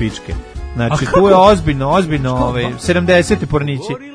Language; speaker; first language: Serbian; native; Serbian